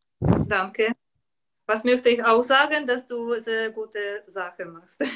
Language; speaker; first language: German; non-native, learner; Russian